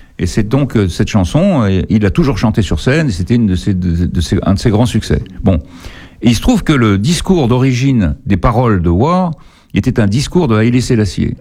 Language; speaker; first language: French; native; French